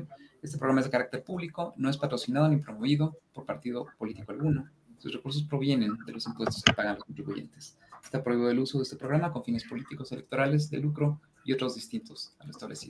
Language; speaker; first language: Spanish; native; Spanish